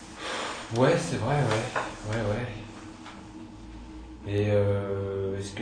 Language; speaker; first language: French; native; French